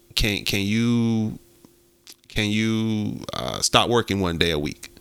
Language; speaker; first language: English; native; English